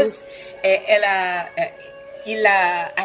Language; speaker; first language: French; non-native, learner; English